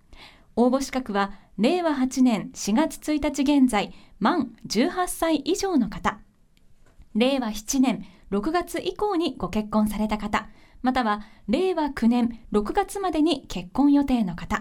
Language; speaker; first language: Japanese; native; Japanese